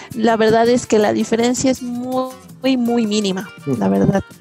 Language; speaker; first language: Spanish; native; Spanish